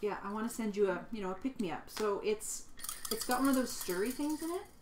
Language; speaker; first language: English; native; English